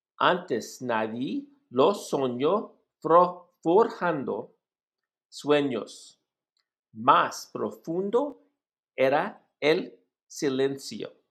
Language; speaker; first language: Spanish; non-native, learner; English